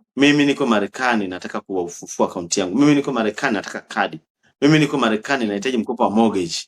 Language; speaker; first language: Swahili; native; Swahili